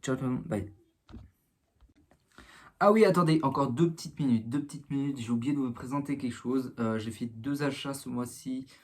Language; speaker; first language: French; native; French